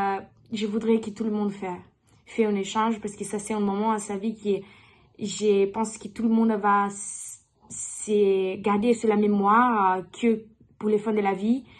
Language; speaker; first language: French; non-native, learner; Portuguese